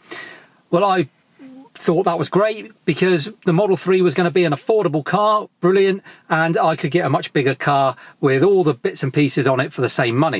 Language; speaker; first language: English; native; English